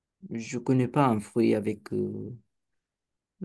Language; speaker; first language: French; non-native, learner; Romanian